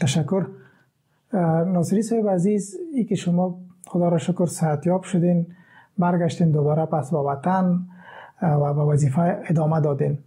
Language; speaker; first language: Persian; native; Persian